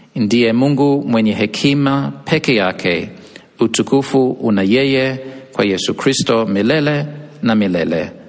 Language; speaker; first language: Swahili; non-native, fluent; English